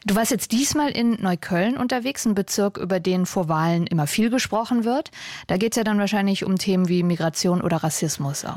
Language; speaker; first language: German; native; German